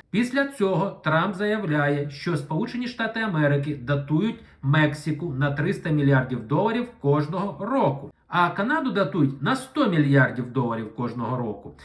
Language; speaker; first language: Ukrainian; non-native, local second language; Russian